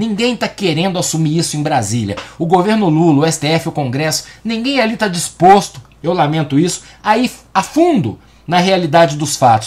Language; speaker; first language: Portuguese; native; Portuguese